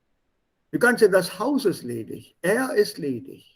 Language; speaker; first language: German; non-native, fluent; Hindi